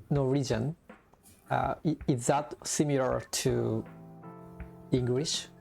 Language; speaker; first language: English; non-native, learner; Japanese